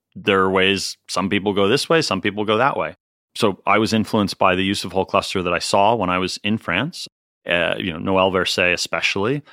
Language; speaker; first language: English; native; English